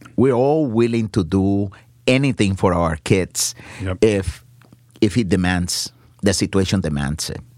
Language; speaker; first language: English; non-native, fluent; Spanish